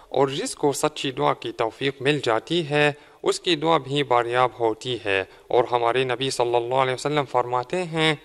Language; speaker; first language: Urdu; non-native, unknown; Arabic